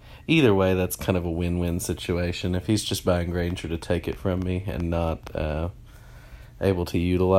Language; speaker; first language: English; native; English